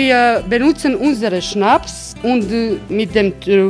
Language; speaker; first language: German; non-native, learner; Croatian